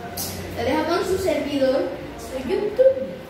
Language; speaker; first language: Spanish; native; Spanish